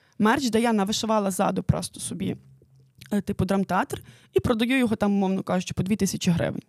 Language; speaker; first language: Ukrainian; native; Ukrainian